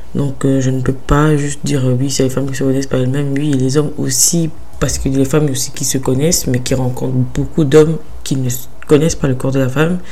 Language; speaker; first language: French; early bilingual, other home language; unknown